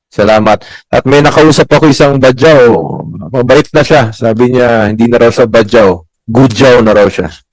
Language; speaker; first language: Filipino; native; Filipino